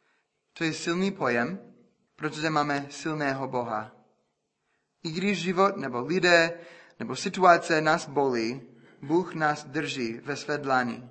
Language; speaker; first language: Czech; non-native, fluent; English